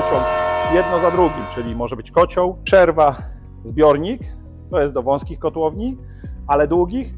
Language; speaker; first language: Polish; native; Polish